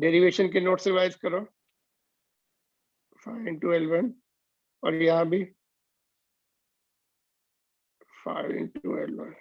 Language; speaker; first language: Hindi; non-native, local second language; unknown